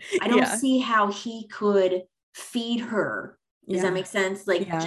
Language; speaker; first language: English; native; English